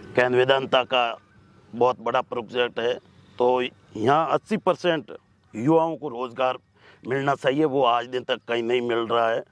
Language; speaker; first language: Hindi; native; Hindi